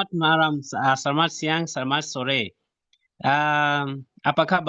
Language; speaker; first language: Indonesian; non-native, learner; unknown